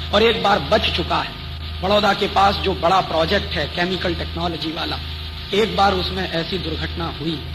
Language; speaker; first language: Hindi; native; Hindi